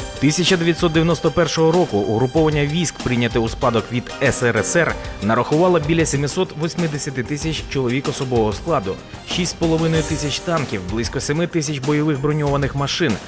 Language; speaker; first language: Ukrainian; native; Ukrainian